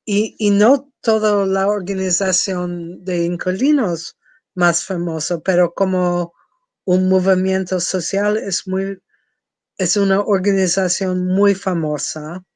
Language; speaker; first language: Spanish; non-native, fluent; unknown